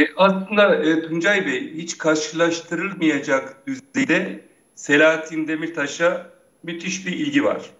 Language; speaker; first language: Turkish; non-native, local second language; Kurdish